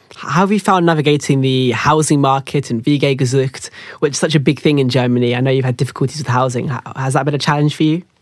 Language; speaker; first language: English; native; English